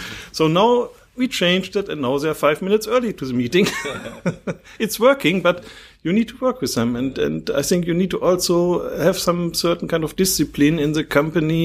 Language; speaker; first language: English; non-native, fluent; German